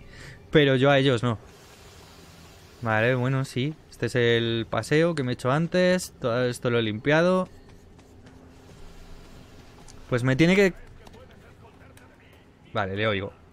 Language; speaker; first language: Spanish; native; Spanish